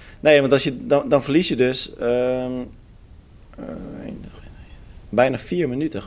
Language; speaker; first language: Dutch; native; Dutch